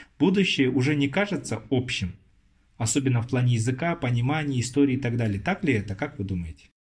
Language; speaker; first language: Russian; non-native, local second language; Kazakh